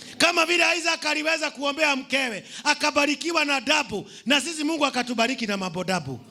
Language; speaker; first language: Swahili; non-native, local second language; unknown